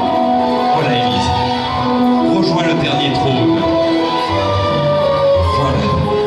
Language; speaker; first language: French; native; French